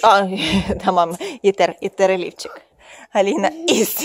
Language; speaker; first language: Turkish; non-native, learner; Russian